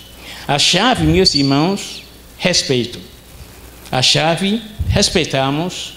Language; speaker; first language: Portuguese; non-native, fluent; Arabic